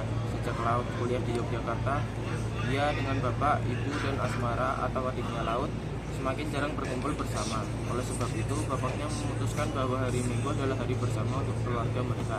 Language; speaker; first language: Indonesian; native; Indonesian